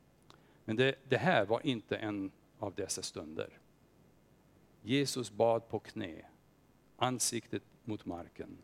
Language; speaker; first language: Swedish; non-native, fluent; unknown